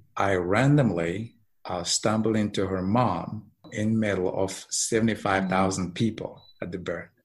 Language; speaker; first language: English; non-native, fluent; Arabic